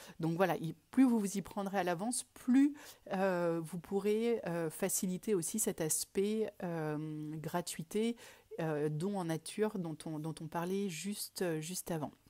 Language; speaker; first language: French; native; French